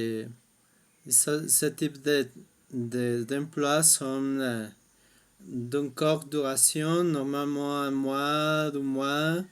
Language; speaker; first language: French; non-native, fluent; Spanish